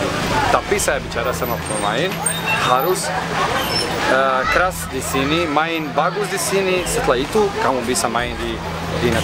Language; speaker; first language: Indonesian; non-native, learner; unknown